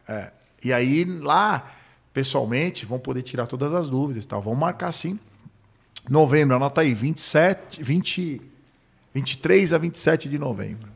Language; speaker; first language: Portuguese; early bilingual, other home language; Hebrew